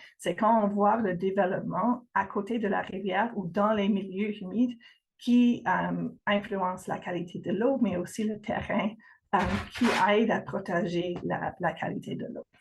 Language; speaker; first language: French; non-native, fluent; English